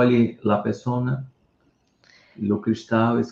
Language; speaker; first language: Spanish; non-native, learner; Portuguese